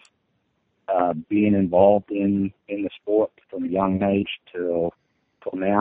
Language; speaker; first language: English; native; English